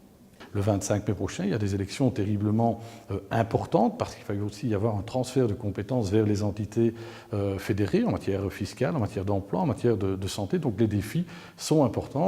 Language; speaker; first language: French; native; French